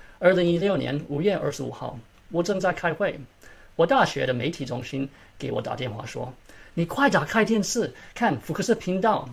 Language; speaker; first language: Chinese; early bilingual, heritage; Chinese